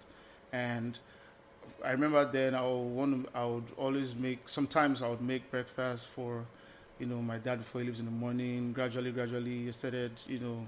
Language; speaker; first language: English; non-native, local second language; Igbo